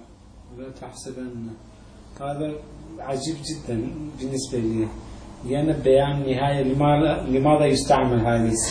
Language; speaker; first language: Arabic; non-native, learner; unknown